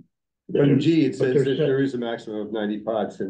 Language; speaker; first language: English; native; English